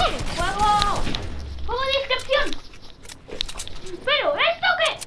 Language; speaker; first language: Spanish; native; Spanish